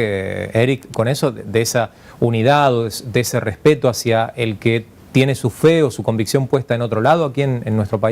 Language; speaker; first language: Spanish; native; Spanish